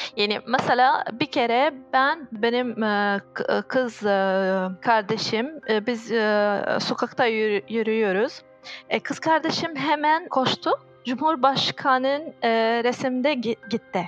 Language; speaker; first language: Turkish; non-native, learner; Arabic